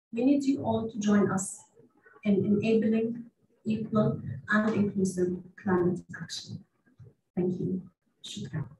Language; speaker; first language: English; non-native, fluent; Arabic